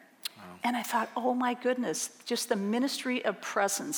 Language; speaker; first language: English; native; English